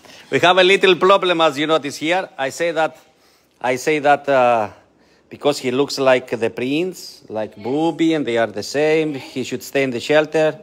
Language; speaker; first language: English; non-native, fluent; Greek